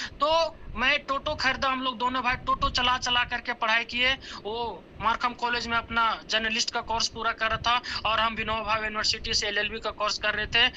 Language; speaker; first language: Hindi; native; Hindi